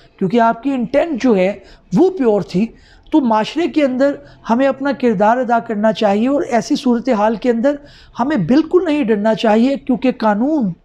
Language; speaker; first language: Urdu; non-native, local second language; Punjabi